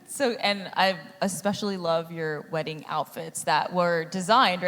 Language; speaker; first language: English; native; English